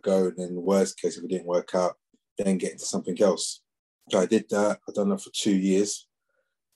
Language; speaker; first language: English; native; English